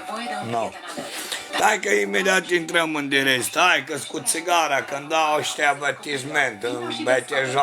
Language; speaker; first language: Romanian; native; Romanian